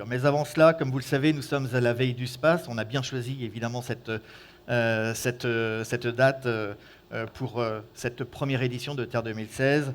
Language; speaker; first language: French; native; French